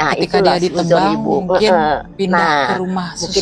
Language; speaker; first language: Indonesian; native; Indonesian